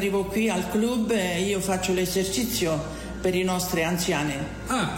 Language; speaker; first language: Italian; native; Italian